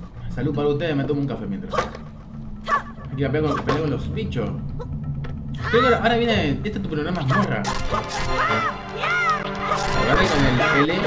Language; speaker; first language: Spanish; native; Spanish